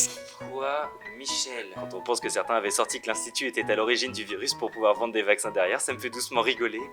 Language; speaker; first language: French; native; French